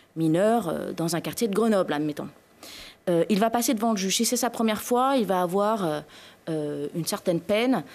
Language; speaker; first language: French; native; French